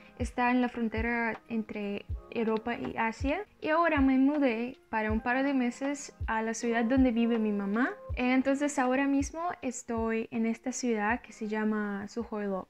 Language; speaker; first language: Spanish; non-native, learner; Russian